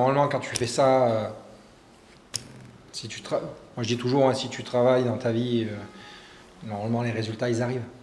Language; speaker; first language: French; native; French